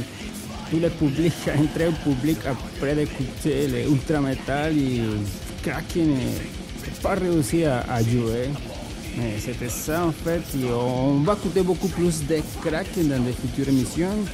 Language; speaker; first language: French; non-native, fluent; Spanish